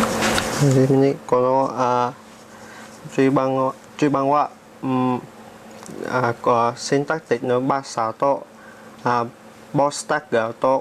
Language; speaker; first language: Japanese; non-native, learner; Vietnamese